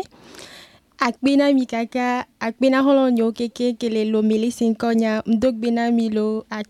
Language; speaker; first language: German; non-native, learner; Ewe